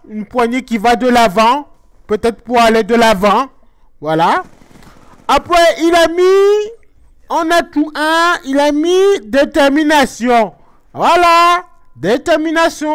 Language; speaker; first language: French; native; French